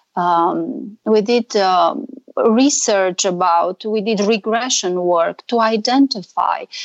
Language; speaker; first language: English; non-native, fluent; Romanian